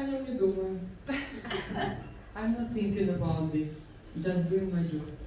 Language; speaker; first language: English; non-native, learner; Russian